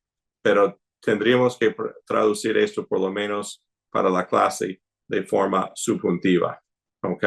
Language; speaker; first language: Spanish; non-native, fluent; English